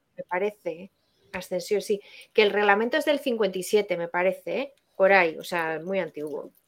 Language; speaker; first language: Spanish; native; Spanish